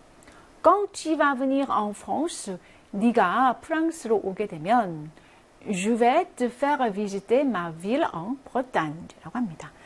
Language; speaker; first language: French; non-native, fluent; Korean